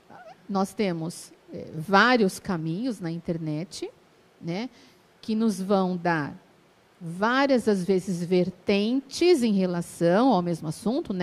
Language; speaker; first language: Portuguese; native; Portuguese